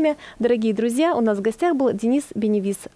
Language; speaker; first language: Russian; native; Russian